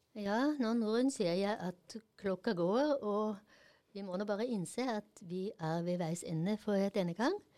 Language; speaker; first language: Norwegian; non-native, fluent; German